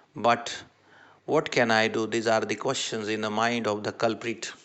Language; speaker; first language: English; non-native, local second language; Marathi